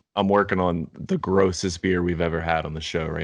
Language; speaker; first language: English; native; English